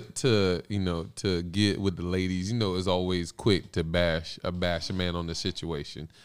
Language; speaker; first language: English; early bilingual, other home language; Spanish